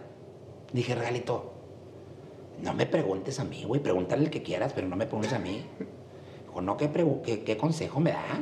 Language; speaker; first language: Spanish; native; Spanish